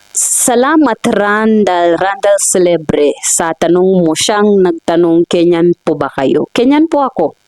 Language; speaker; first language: Filipino; non-native, fluent; Swahili